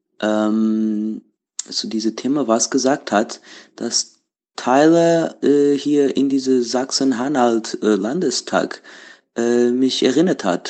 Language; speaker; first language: German; non-native, learner; Portuguese